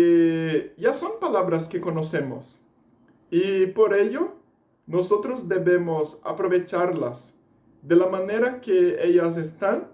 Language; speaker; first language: Spanish; non-native, fluent; Portuguese